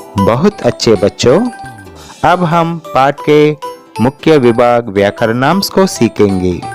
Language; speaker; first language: Hindi; non-native, local second language; Telugu